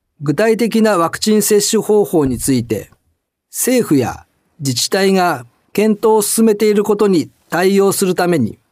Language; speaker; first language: Japanese; native; Japanese